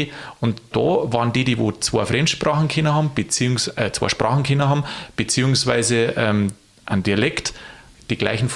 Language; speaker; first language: German; native; German